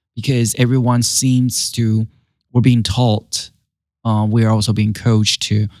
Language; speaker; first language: English; non-native, fluent; Chinese